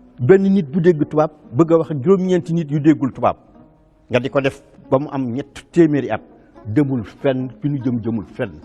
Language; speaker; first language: Wolof; native; Wolof